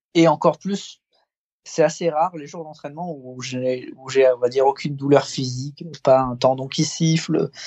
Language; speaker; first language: French; native; French